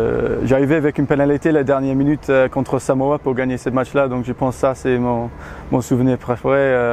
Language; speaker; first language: French; non-native, learner; English